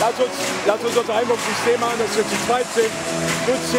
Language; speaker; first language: German; native; German